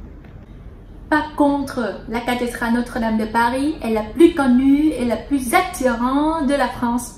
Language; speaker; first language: French; non-native, fluent; Vietnamese